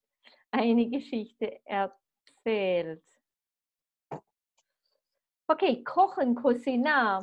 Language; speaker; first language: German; non-native, fluent; Spanish